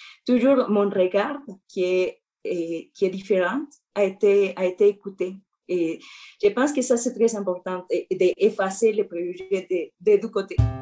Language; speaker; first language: French; non-native, fluent; Spanish